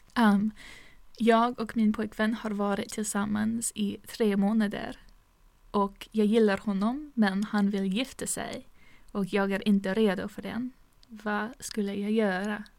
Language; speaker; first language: Swedish; non-native, fluent; English